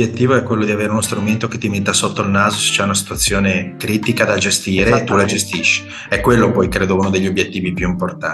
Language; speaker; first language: Italian; native; Italian